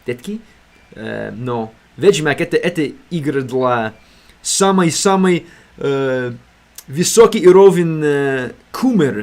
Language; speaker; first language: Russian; non-native, learner; English